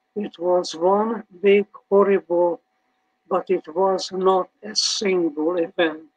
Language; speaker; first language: English; early bilingual, other home language; Hungarian